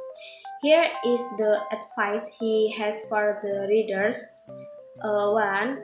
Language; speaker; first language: English; non-native, fluent; Indonesian